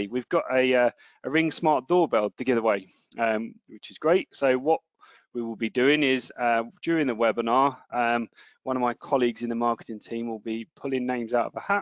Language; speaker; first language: English; native; English